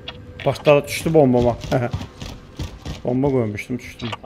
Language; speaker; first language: Russian; non-native, fluent; Azerbaijani